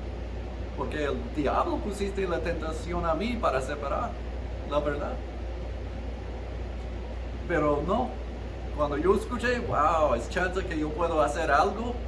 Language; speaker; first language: Spanish; early bilingual, heritage; Spanish